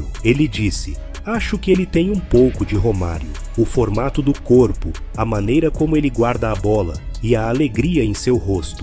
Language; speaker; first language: Portuguese; native; Portuguese